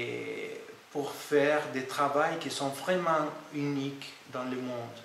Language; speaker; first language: French; non-native, fluent; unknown